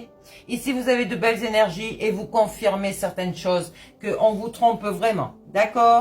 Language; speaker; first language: French; native; French